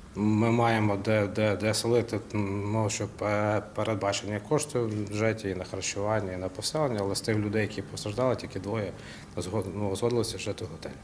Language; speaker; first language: Ukrainian; non-native, local second language; Russian